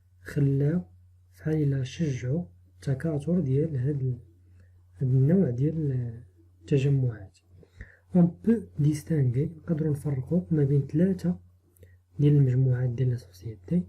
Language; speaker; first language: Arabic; native; Arabic